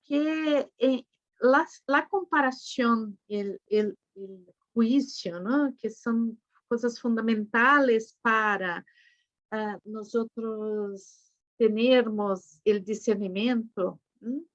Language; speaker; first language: Spanish; non-native, fluent; Portuguese